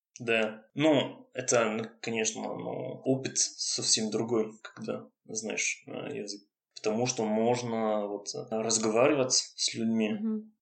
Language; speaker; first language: Russian; non-native, fluent; French